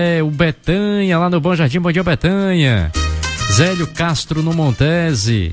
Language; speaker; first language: Portuguese; native; Portuguese